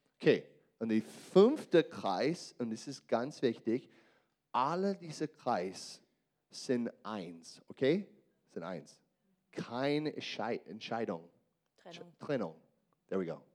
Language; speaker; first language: German; non-native, learner; English